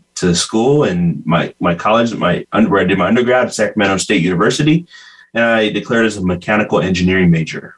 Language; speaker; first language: English; native; English